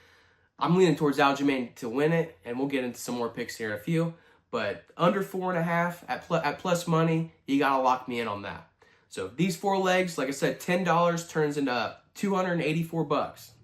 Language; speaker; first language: English; native; English